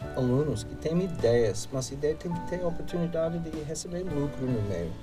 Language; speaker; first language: Portuguese; non-native, fluent; English